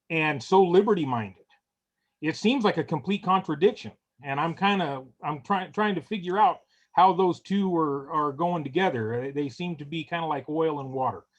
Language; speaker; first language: English; native; English